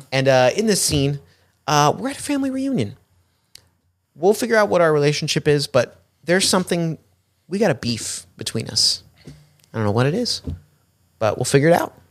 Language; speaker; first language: English; native; English